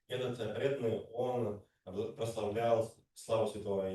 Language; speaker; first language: Russian; native; Russian